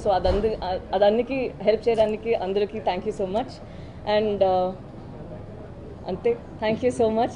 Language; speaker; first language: Telugu; non-native, fluent; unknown